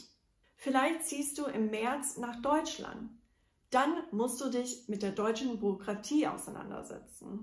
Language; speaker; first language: German; non-native, fluent; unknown